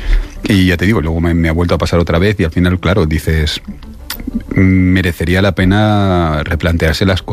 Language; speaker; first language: Spanish; native; Spanish